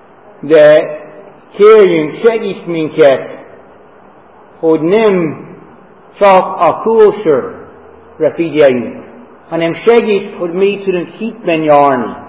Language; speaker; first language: Hungarian; non-native, fluent; English